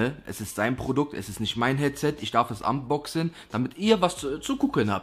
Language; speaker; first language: German; native; German